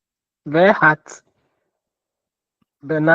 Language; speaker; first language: German; non-native, learner; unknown